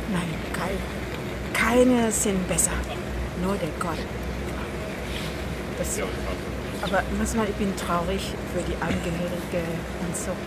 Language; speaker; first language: German; non-native, learner; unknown